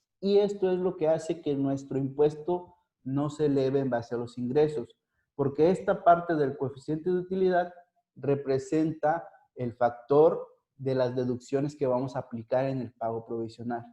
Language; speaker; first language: Spanish; native; Spanish